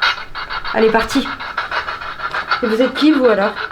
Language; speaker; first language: French; native; French